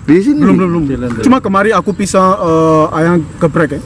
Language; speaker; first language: Indonesian; non-native, learner; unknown